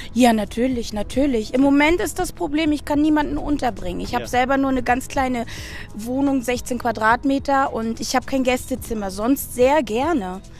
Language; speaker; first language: German; native; German